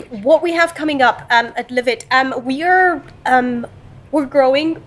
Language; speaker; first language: English; non-native, fluent; Romanian